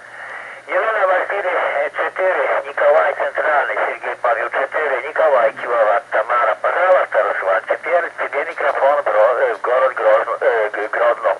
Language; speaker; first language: Polish; native; Polish